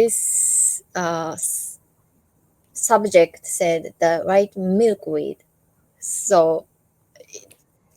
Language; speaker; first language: English; non-native, learner; Japanese